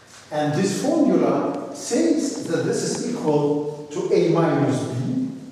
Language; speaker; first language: English; non-native, fluent; Russian